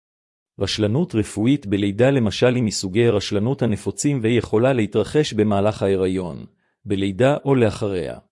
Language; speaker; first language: Hebrew; native; Hebrew